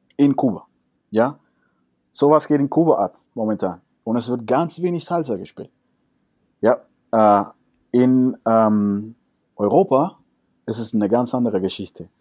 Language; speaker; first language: German; non-native, fluent; Spanish